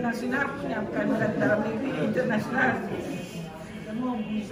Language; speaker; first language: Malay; non-native, local second language; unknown